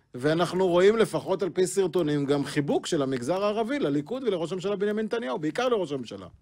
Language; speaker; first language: Hebrew; native; Hebrew